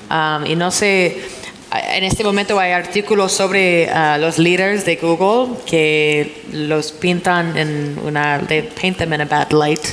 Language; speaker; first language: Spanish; non-native, fluent; English